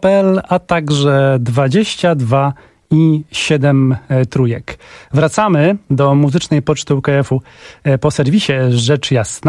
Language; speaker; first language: Polish; native; Polish